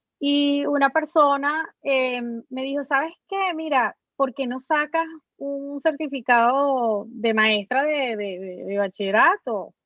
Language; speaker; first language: Spanish; native; Spanish